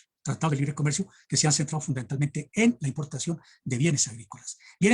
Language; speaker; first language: Spanish; native; Spanish